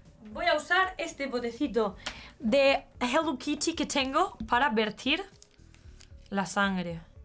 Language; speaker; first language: Spanish; native; Spanish